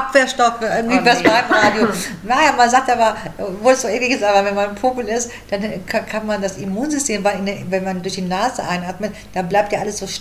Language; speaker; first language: German; native; German